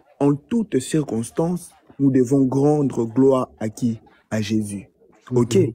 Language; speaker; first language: French; non-native, local second language; Lingala